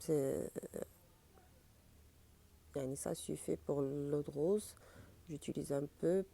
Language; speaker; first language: French; non-native, learner; Arabic